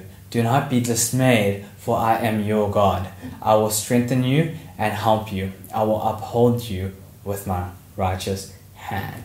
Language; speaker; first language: English; native; English